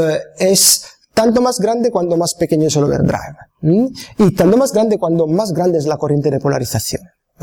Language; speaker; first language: Spanish; non-native, fluent; Italian